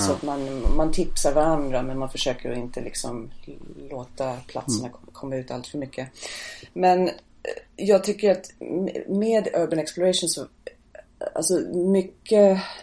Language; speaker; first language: Swedish; non-native, fluent; English